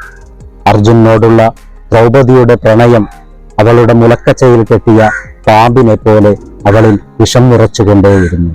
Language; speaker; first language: Malayalam; native; Malayalam